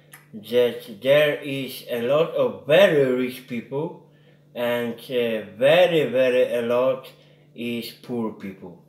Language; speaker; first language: English; non-native, learner; Polish